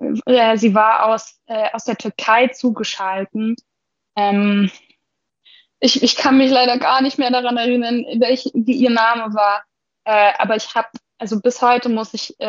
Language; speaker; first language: German; native; German